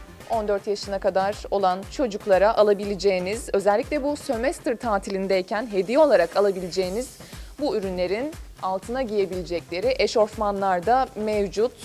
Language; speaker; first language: Turkish; native; Turkish